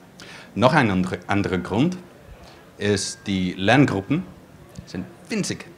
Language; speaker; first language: German; non-native, fluent; English